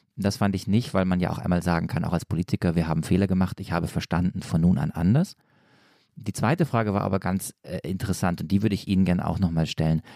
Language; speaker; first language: German; native; German